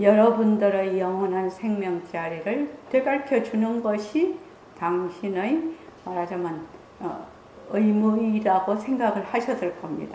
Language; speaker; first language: Korean; native; Korean